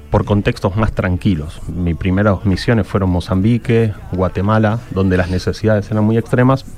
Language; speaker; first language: Spanish; native; Spanish